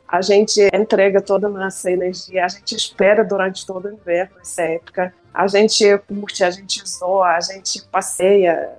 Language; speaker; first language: Portuguese; non-native, fluent; Russian